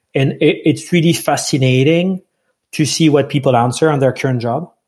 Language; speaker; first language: English; non-native, fluent; French